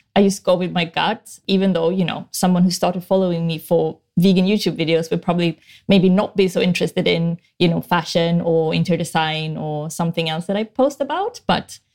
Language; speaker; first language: English; non-native, fluent; Swedish